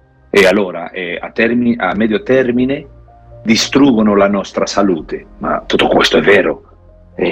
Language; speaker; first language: Italian; non-native, learner; Spanish